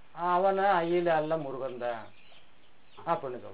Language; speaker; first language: Tamil; non-native, local second language; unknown